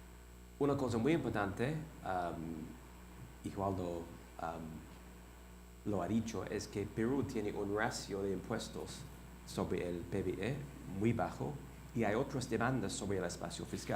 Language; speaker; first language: Spanish; non-native, fluent; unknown